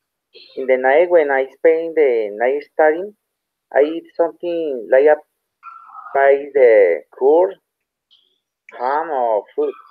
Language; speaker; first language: English; non-native, learner; Spanish